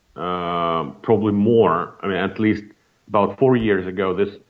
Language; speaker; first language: English; non-native, fluent; Russian